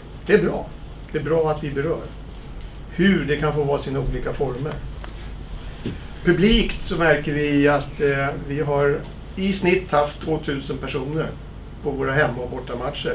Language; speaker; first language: Swedish; native; Swedish